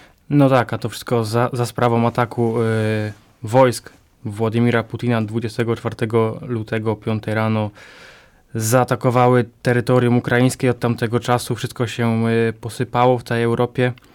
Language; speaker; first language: Polish; native; Polish